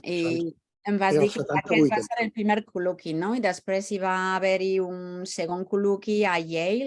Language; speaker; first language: Catalan; non-native, fluent; French